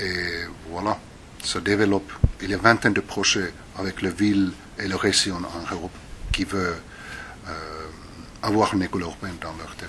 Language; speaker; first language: French; non-native, fluent; Finnish